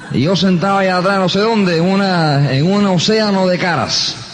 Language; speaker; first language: Spanish; early bilingual, heritage; Spanish